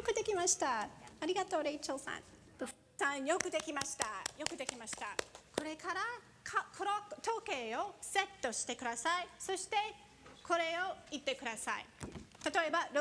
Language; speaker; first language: Japanese; non-native, fluent; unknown